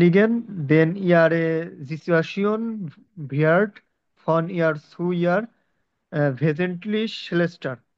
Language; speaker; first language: German; non-native, learner; Bangla